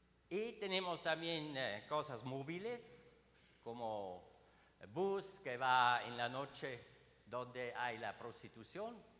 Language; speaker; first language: Spanish; non-native, learner; Swiss German